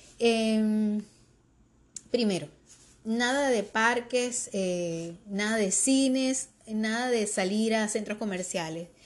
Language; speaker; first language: Spanish; native; Spanish